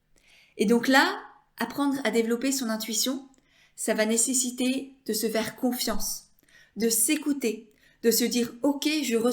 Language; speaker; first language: French; native; French